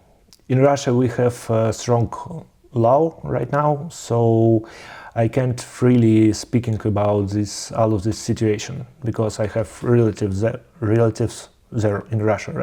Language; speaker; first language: English; non-native, learner; Russian